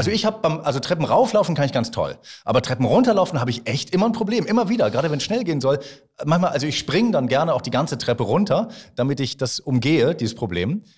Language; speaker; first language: German; native; German